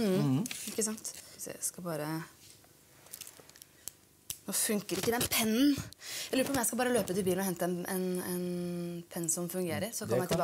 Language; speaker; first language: Norwegian; native; Norwegian